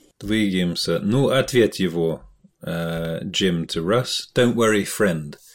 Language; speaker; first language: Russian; non-native, fluent; English